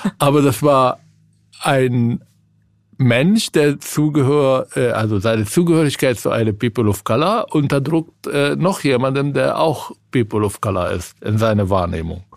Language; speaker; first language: German; non-native, fluent; Arabic